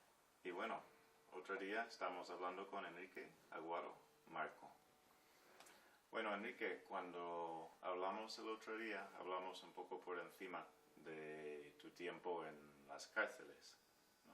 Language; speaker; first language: Spanish; non-native, fluent; English